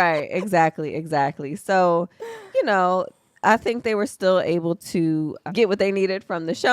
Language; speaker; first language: English; native; English